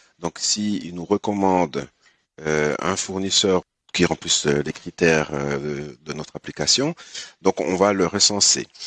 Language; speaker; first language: French; early bilingual, other home language; Haitian Creole